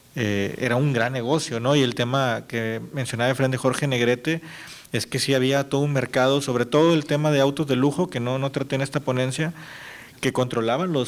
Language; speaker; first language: Spanish; native; Spanish